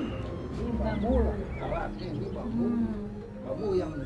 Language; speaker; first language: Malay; non-native, local second language; Balinese